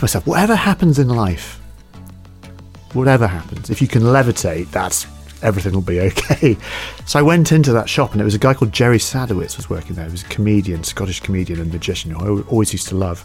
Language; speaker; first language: English; native; English